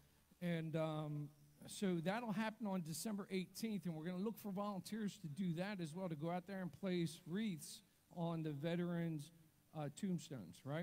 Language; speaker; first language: English; native; English